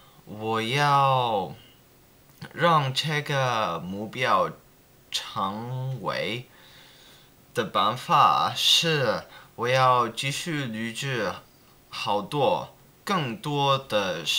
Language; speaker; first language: Chinese; non-native, learner; English